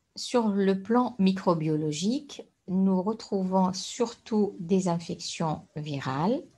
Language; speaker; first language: French; non-native, local second language; Arabic